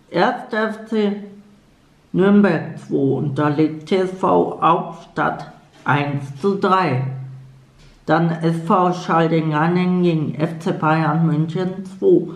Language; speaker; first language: German; native; German